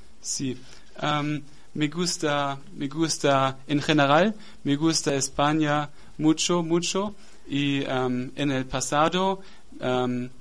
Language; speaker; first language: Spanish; non-native, learner; German